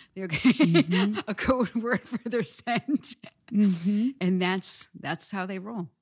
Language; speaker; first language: English; native; English